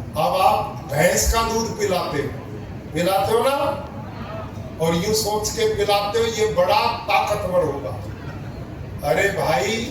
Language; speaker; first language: Hindi; native; Hindi